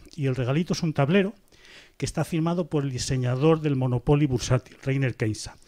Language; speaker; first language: Spanish; native; Spanish